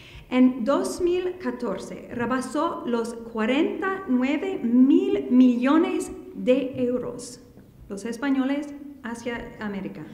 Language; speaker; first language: Spanish; non-native, fluent; English